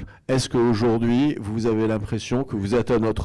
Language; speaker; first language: French; native; French